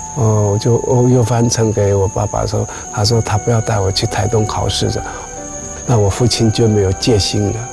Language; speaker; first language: Chinese; non-native, local second language; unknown